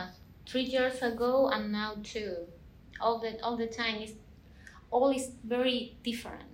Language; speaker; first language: English; non-native, learner; Spanish